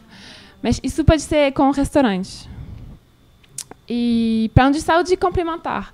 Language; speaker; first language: Portuguese; non-native, learner; French